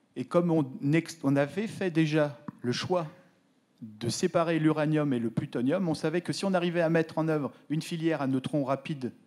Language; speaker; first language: French; native; French